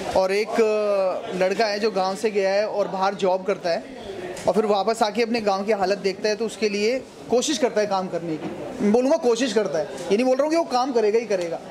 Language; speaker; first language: Hindi; native; Hindi